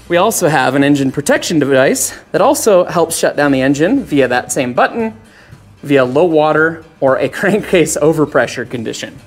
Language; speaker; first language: English; native; English